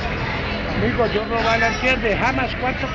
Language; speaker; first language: Spanish; native; Spanish